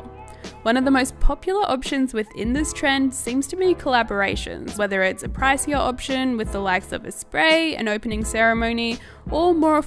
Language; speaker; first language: English; native; English